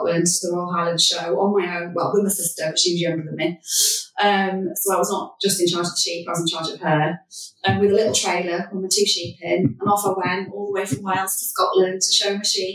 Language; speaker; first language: English; native; English